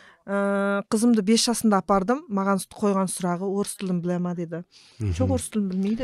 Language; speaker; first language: Kazakh; early bilingual, heritage; Kazakh